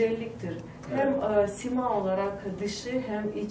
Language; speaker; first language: Turkish; non-native, fluent; Tajik